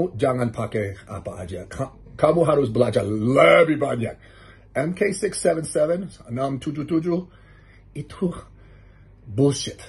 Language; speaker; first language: Indonesian; non-native, learner; English